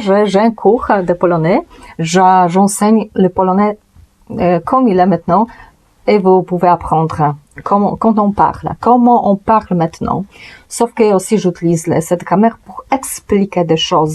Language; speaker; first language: French; non-native, fluent; Polish